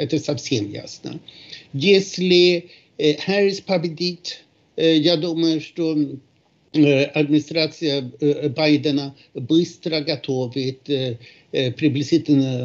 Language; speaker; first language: Russian; non-native, fluent; Swedish